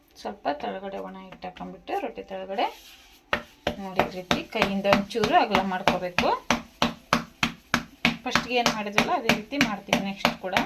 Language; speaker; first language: Kannada; native; Kannada